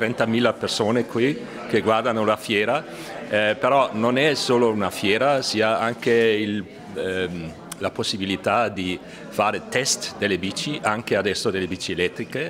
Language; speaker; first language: Italian; non-native, fluent; German